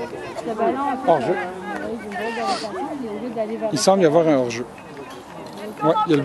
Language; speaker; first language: French; native; French